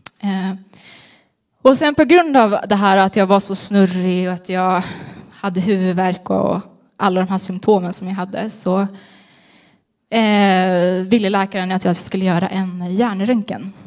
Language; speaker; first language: Swedish; native; Swedish